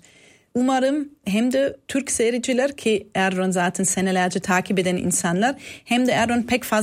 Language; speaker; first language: Turkish; non-native, fluent; German